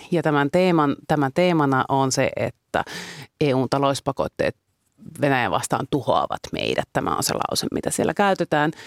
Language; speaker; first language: Finnish; native; Finnish